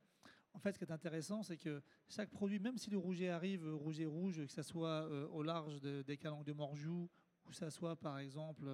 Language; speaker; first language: French; native; French